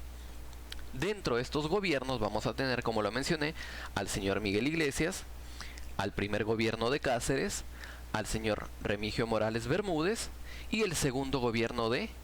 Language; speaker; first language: Spanish; native; Spanish